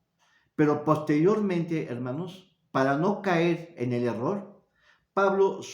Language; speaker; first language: Spanish; native; Spanish